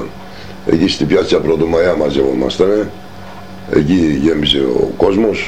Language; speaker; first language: Greek; non-native, local second language; Turkish